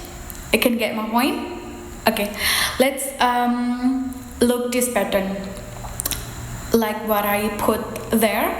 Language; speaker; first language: English; non-native, learner; Indonesian